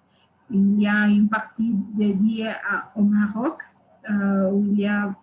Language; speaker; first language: French; non-native, fluent; Spanish